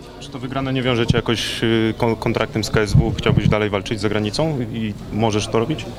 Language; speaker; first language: Polish; native; Polish